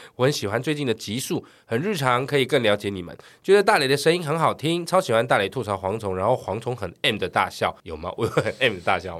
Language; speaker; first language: Chinese; native; Chinese